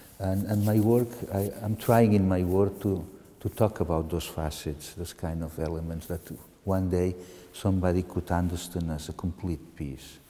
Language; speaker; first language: English; non-native, fluent; Catalan